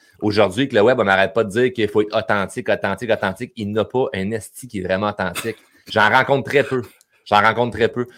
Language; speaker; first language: French; native; French